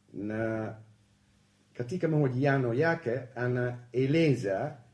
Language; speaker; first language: Swahili; non-native, fluent; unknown